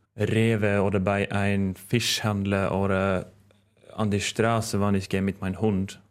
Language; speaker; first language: German; non-native, fluent; Norwegian